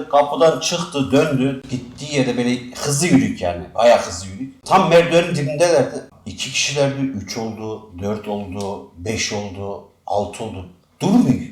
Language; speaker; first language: Turkish; early bilingual, heritage; Turkish